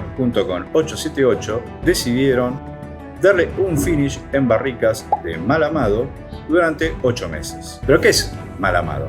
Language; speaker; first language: Spanish; native; Spanish